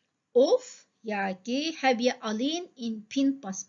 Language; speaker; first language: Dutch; non-native, fluent; Uyghur